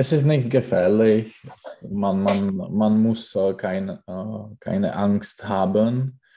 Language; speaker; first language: German; non-native, learner; Czech